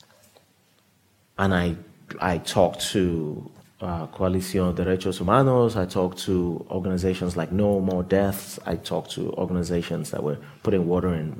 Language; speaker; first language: English; non-native, local second language; Yoruba